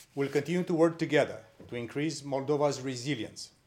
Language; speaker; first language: English; non-native, fluent; Romanian